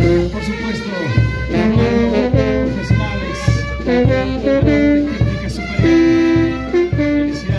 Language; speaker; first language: Spanish; native; Spanish